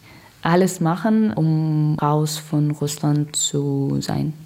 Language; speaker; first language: German; non-native, learner; Russian